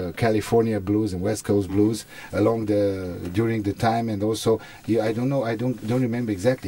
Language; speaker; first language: English; non-native, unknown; Romanian